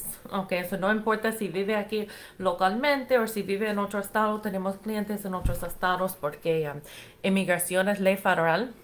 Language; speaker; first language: Spanish; non-native, fluent; English